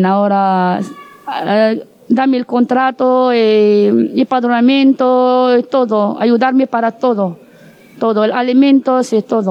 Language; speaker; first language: Spanish; non-native, learner; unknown